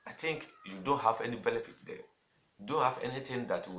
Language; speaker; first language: English; non-native, local second language; Yoruba